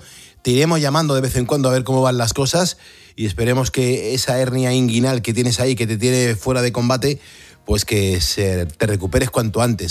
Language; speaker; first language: Spanish; native; Spanish